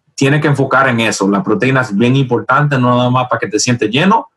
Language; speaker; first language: Spanish; early bilingual, heritage; Spanish